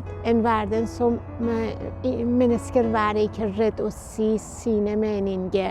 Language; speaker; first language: Norwegian; non-native, fluent; Persian